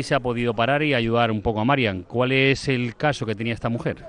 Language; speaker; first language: Spanish; native; Spanish